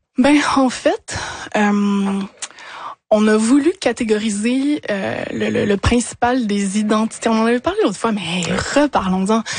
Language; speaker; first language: French; native; French